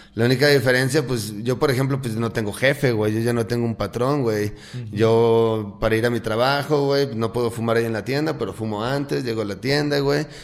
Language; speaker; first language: Spanish; native; Spanish